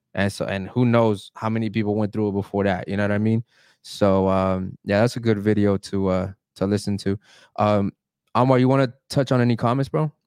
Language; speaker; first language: English; early bilingual, other home language; Spanish